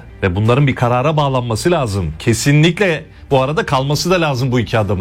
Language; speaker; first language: Turkish; native; Turkish